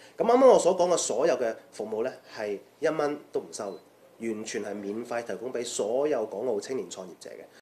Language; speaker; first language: Chinese; non-native, local second language; Cantonese